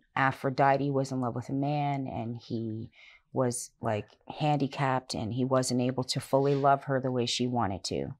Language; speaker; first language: English; native; English